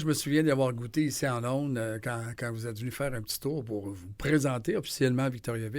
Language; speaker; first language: French; native; French